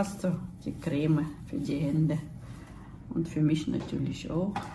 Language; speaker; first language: German; non-native, fluent; Russian